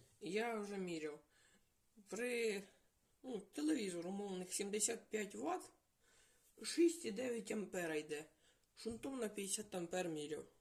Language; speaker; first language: Ukrainian; non-native, local second language; Russian